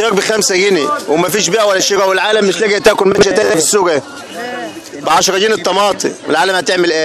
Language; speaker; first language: Arabic; native; Arabic